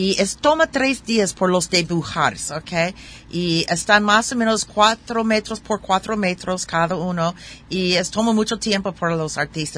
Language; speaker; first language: Spanish; non-native, learner; German